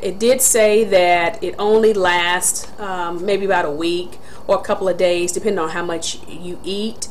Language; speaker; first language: English; native; English